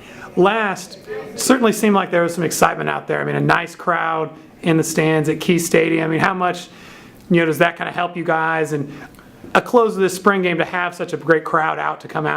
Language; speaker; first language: English; native; English